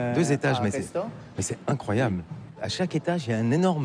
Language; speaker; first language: French; native; French